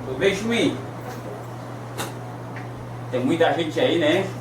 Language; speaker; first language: Portuguese; non-native, fluent; Haitian Creole